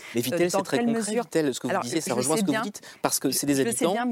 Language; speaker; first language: French; native; French